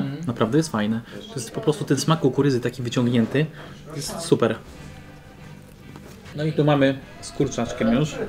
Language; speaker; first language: Polish; native; Polish